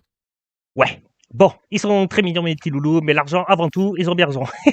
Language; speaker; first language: French; native; French